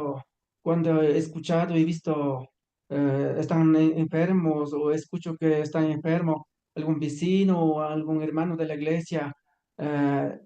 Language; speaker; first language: Spanish; non-native, local second language; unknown